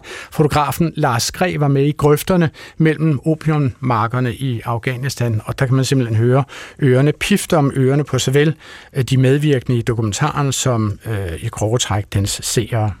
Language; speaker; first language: Danish; native; Danish